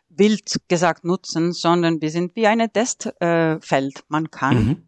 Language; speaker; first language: German; non-native, fluent; Estonian